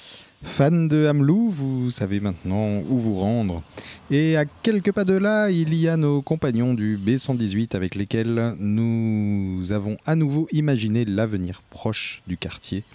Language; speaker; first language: French; native; French